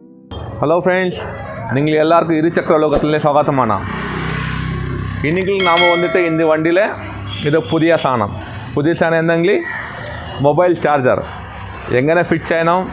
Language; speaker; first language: Tamil; non-native, learner; Malayalam